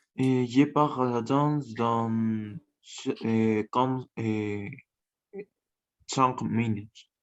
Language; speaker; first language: French; non-native, learner; Spanish